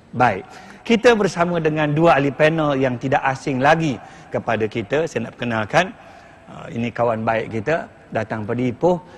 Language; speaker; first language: Malay; native; Malay